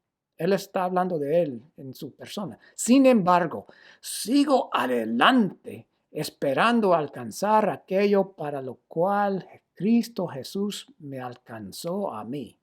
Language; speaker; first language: Spanish; non-native, fluent; English